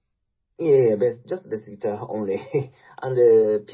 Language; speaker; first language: English; non-native, learner; Japanese